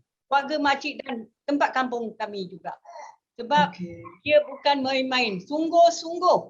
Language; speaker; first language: Malay; native; Malay